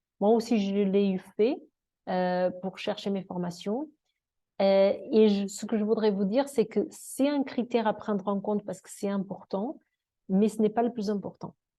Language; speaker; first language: French; non-native, fluent; Portuguese